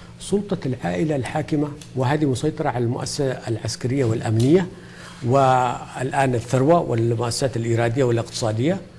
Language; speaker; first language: Arabic; native; Arabic